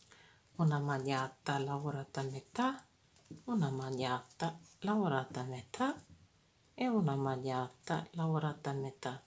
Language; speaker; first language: Italian; non-native, fluent; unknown